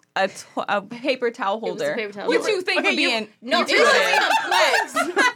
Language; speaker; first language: English; native; English